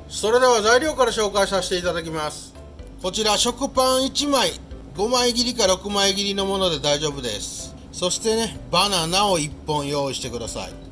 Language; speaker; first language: Japanese; native; Japanese